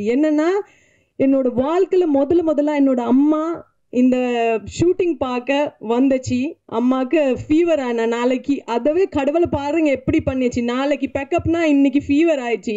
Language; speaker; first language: Tamil; non-native, learner; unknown